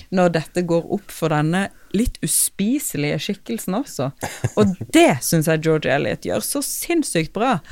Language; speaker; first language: Norwegian; native; Norwegian